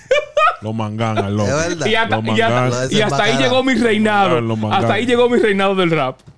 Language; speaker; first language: Spanish; native; Spanish